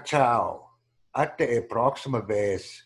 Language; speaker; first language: Portuguese; non-native, learner; English